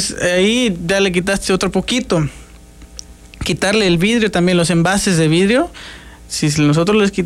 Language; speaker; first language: Spanish; native; Spanish